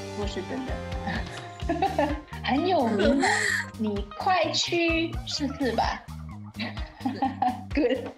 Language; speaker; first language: Chinese; non-native, learner; English